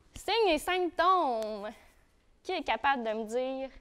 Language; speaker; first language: French; native; French